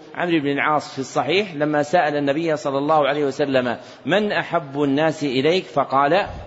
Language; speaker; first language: Arabic; native; Arabic